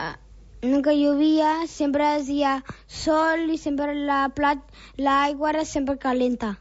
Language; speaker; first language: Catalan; non-native, learner; Portuguese